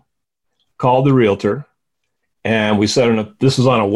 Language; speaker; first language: English; native; English